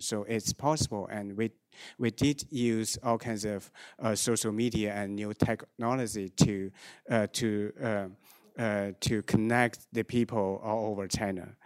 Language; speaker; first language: English; non-native, fluent; Chinese